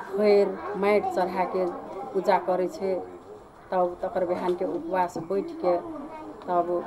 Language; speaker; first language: Maithili; non-native, local second language; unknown